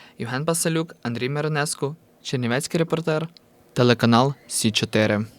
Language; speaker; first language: Ukrainian; native; Ukrainian